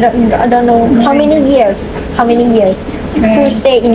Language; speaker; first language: English; non-native, learner; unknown